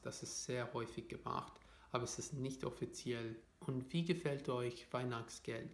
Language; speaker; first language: German; non-native, fluent; English